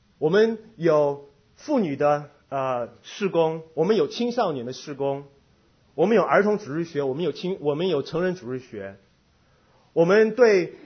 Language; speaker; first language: Chinese; non-native, fluent; Korean